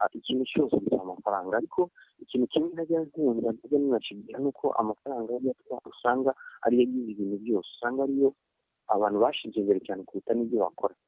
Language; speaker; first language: Kinyarwanda; early bilingual, heritage; Kinyarwanda